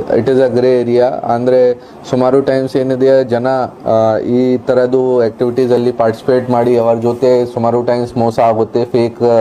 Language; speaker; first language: Kannada; non-native, local second language; Hindi